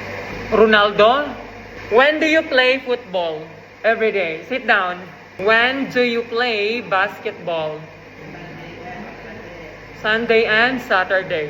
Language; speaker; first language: English; non-native, fluent; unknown